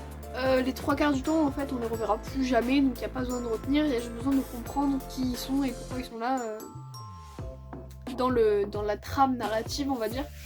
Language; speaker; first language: French; native; French